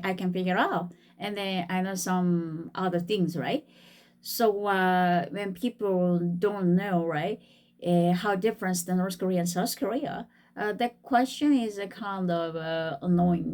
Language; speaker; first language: English; non-native, fluent; Korean